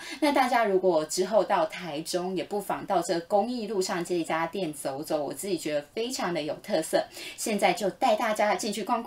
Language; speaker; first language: Chinese; native; Chinese